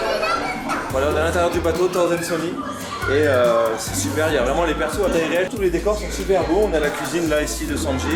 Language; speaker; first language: French; native; French